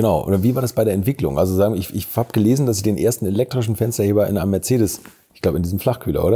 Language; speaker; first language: German; native; German